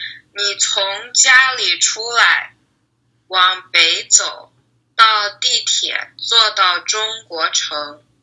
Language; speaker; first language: Chinese; non-native, learner; English